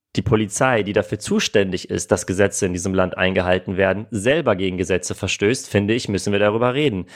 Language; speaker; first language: German; early bilingual, other home language; Armenian